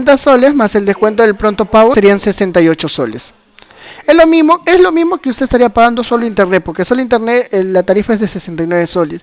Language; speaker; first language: Spanish; native; Spanish